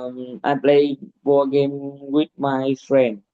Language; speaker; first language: English; non-native, learner; Vietnamese